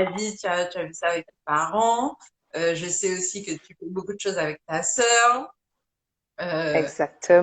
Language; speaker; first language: French; native; French